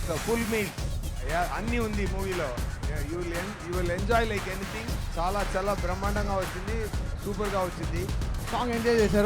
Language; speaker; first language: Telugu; non-native, learner; Tamil